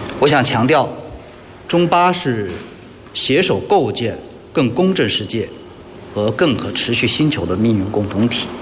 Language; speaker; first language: Chinese; native; Chinese